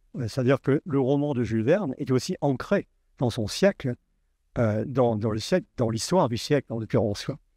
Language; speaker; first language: French; native; French